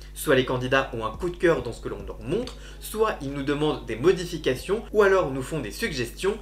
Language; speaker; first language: French; native; French